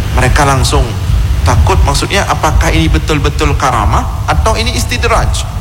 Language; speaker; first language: Malay; non-native, local second language; Achinese